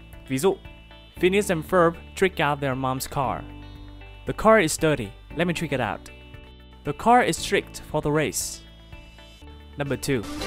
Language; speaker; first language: English; non-native, fluent; Vietnamese